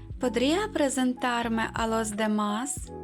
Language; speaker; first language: Spanish; non-native, fluent; Ukrainian